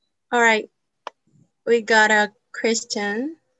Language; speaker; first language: English; non-native, learner; Indonesian